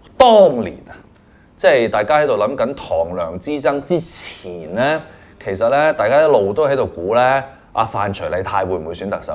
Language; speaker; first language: Cantonese; native; Cantonese